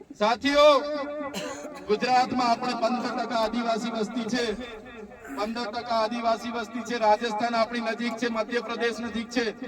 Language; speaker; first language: Gujarati; non-native, local second language; Vasavi